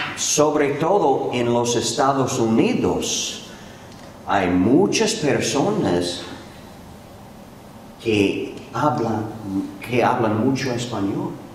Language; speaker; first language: Spanish; non-native, fluent; English